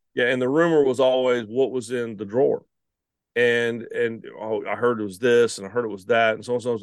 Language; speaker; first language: English; native; English